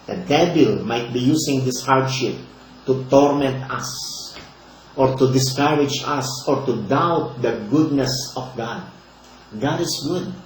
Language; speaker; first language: English; non-native, local second language; Filipino